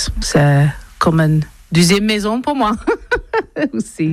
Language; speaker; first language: French; non-native, learner; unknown